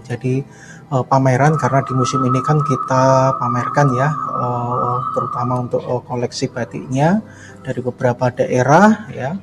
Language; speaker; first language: Indonesian; native; Indonesian